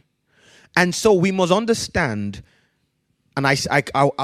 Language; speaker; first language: English; non-native, local second language; Yoruba